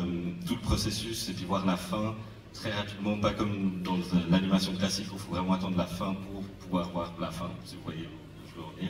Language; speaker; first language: French; native; French